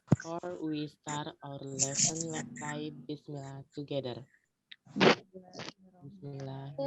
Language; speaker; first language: English; non-native, learner; Indonesian